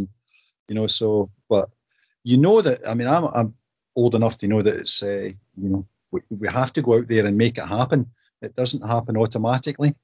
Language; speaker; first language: English; native; English